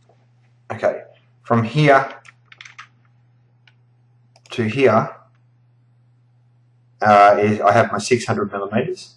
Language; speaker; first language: English; native; English